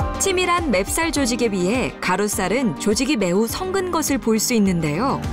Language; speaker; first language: Korean; native; Korean